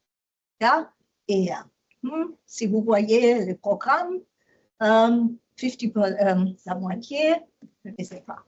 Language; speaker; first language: French; non-native, learner; German